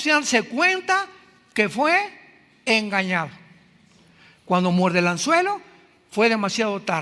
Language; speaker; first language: Spanish; native; Spanish